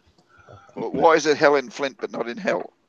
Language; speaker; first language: English; native; English